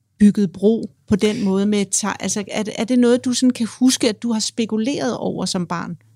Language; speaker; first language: Danish; native; Danish